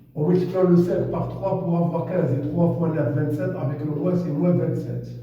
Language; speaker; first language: French; non-native, local second language; Arabic